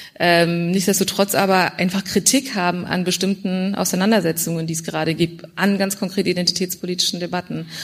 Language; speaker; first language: German; early bilingual, other home language; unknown